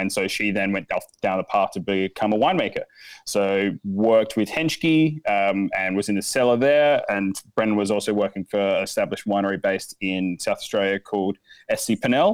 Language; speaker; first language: English; native; English